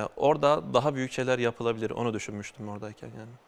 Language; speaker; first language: Turkish; native; Turkish